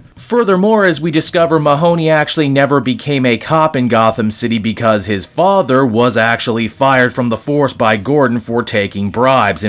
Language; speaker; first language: English; native; English